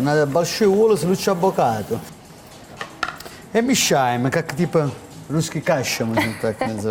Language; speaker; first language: Russian; non-native, learner; Italian